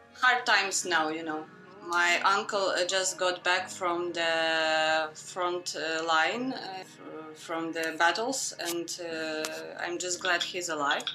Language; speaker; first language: English; non-native, fluent; Ukrainian